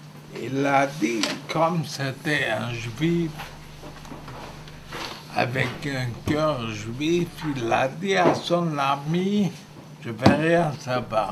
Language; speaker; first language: French; non-native, fluent; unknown